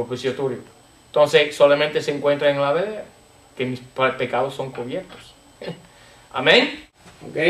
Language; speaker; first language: Spanish; non-native, fluent; English